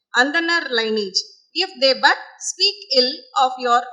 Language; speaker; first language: English; non-native, local second language; Tamil